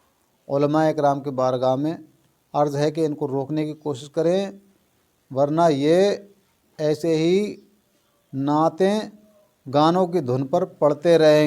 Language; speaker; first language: Urdu; native; Urdu